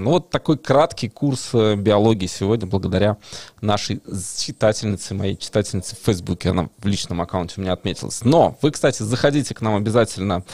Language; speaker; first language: Russian; native; Russian